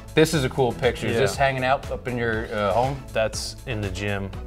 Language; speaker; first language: English; native; English